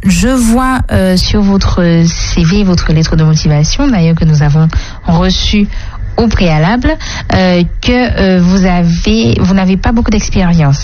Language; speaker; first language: French; native; French